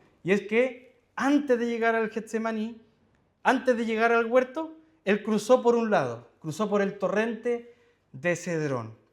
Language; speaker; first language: Spanish; native; Spanish